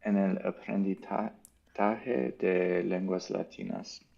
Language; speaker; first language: Spanish; non-native, learner; English